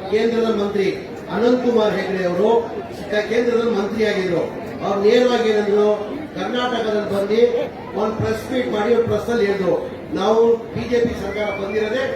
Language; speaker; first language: Kannada; non-native, local second language; Urdu